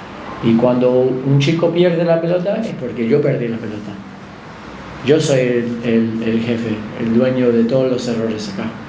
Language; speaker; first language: Spanish; non-native, fluent; English